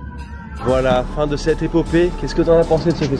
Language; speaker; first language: French; native; French